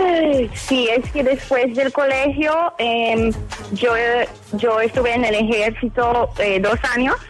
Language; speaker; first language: Spanish; early bilingual, heritage; Hebrew